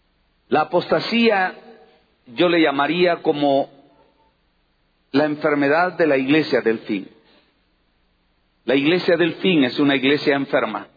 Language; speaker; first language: Spanish; native; Spanish